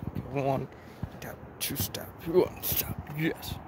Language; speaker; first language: English; non-native, learner; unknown